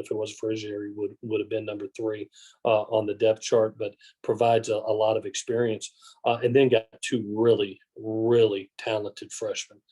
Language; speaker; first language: English; native; English